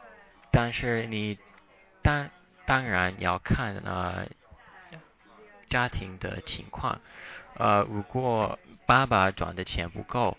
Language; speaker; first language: Chinese; non-native, fluent; English